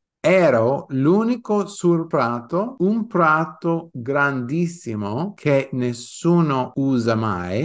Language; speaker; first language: Italian; non-native, learner; English